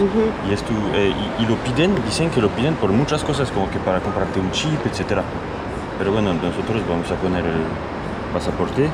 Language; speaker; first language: Spanish; non-native, fluent; French